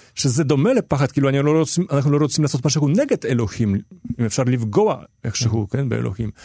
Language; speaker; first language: Hebrew; non-native, fluent; Polish